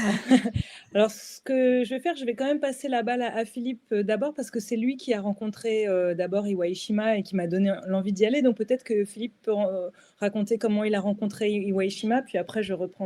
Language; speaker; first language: French; native; French